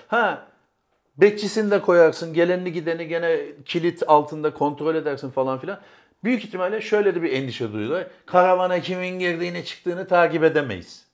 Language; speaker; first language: Turkish; native; Turkish